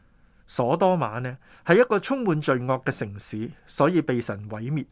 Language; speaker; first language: Chinese; non-native, local second language; Cantonese